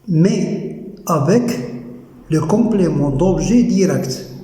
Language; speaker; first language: French; non-native, local second language; Arabic